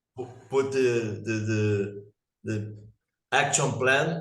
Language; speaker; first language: English; non-native, learner; Portuguese